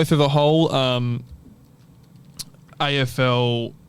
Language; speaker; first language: English; native; English